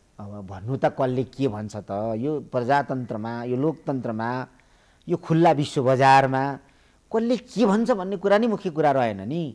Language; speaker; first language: Nepali; native; Nepali